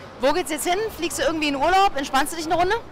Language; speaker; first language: German; native; German